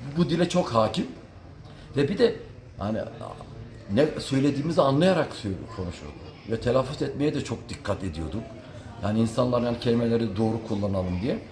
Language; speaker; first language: Turkish; early bilingual, heritage; Turkish